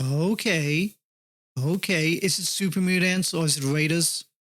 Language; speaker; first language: English; native; English